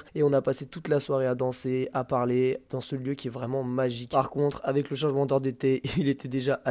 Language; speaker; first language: French; native; French